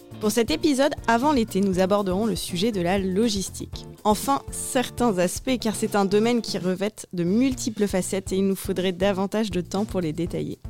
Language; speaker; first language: French; native; French